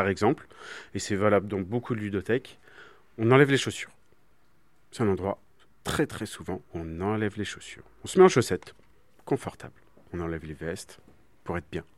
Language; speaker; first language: French; native; French